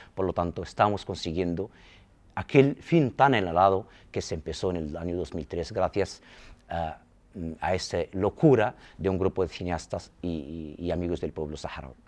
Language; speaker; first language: Spanish; non-native, local second language; Arabic